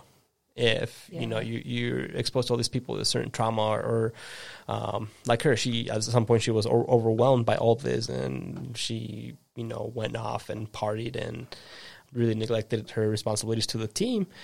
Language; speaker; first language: English; early bilingual, other home language; Spanish